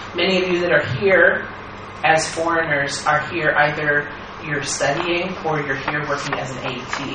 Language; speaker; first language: English; native; English